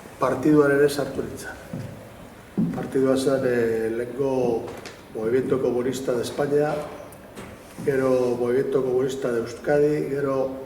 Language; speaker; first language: Basque; native; Basque